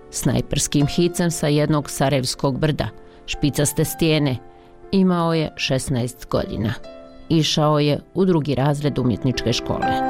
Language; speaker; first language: Croatian; native; Croatian